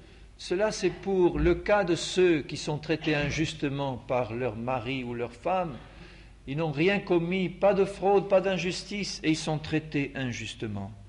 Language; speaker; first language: French; native; French